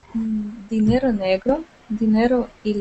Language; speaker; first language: Spanish; non-native, learner; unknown